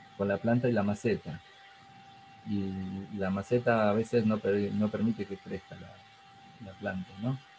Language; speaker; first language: Spanish; native; Spanish